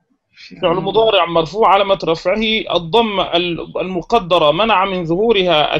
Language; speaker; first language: Arabic; non-native, fluent; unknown